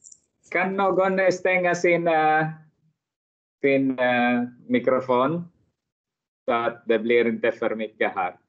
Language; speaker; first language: Swedish; non-native, fluent; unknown